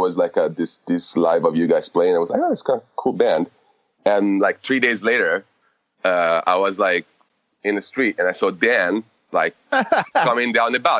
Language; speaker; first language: English; non-native, fluent; Italian